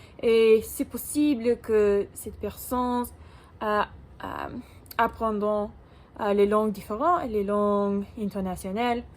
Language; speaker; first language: French; non-native, learner; English